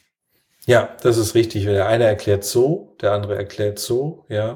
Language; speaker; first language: German; native; German